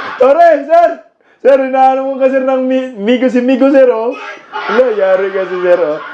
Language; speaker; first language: Filipino; non-native, local second language; Cebuano